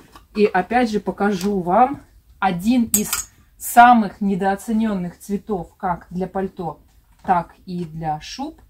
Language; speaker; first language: Russian; native; Russian